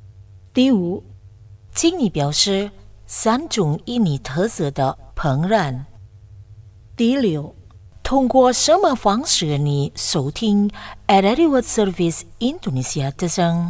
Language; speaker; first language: Chinese; non-native, fluent; Indonesian